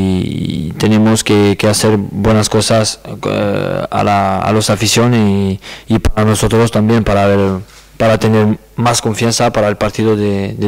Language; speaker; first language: Spanish; non-native, learner; French